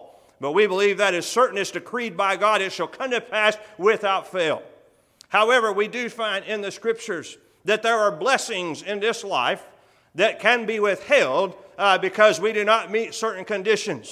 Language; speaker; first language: English; native; English